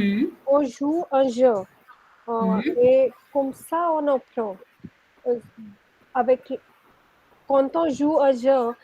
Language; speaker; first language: French; non-native, fluent; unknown